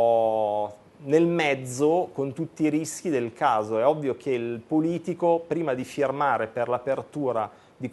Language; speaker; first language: Italian; native; Italian